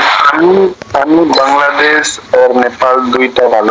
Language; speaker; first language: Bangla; non-native, learner; Nepali